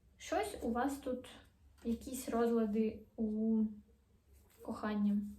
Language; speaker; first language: Ukrainian; non-native, local second language; Russian